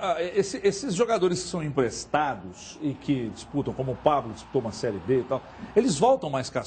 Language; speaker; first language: Portuguese; native; Portuguese